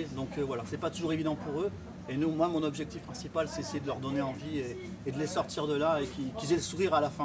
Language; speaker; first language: French; native; French